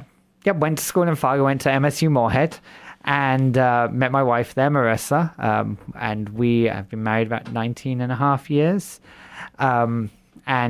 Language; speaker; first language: English; native; English